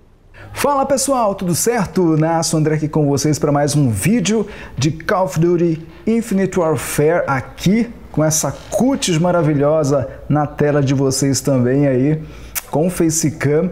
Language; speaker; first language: Portuguese; native; Portuguese